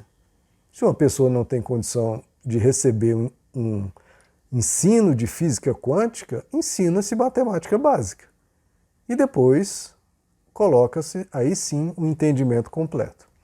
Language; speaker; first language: Portuguese; native; Portuguese